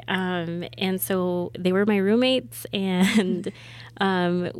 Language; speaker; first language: English; native; English